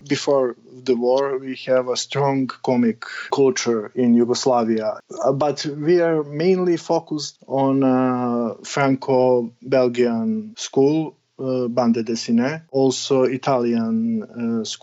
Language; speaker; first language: English; non-native, learner; Serbian